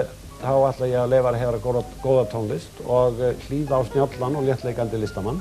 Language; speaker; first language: Icelandic; native; Icelandic